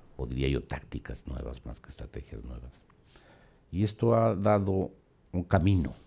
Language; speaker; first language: Spanish; native; Spanish